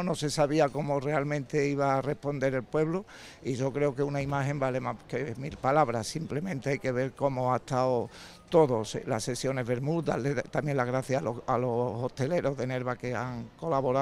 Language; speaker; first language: Spanish; native; Spanish